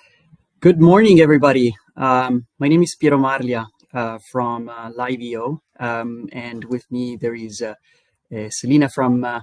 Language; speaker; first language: English; non-native, fluent; Italian